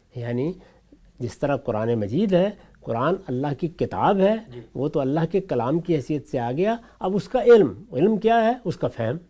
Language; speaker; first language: Urdu; non-native, local second language; Punjabi